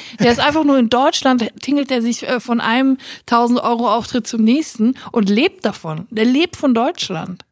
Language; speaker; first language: German; native; German